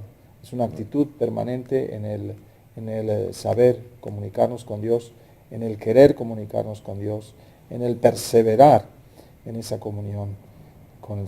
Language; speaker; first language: Spanish; native; Spanish